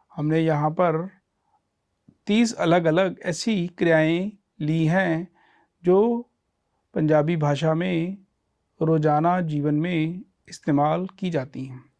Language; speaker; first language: Hindi; non-native, local second language; Punjabi